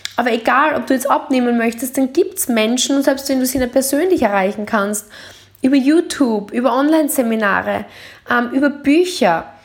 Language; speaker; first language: German; native; German